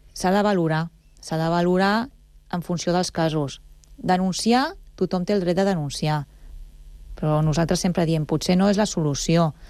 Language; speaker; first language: Catalan; native; Catalan